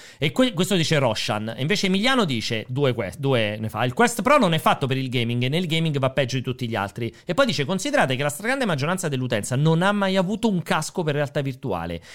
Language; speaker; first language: Italian; native; Italian